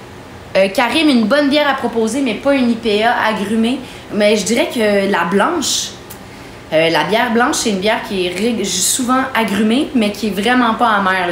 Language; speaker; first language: French; native; French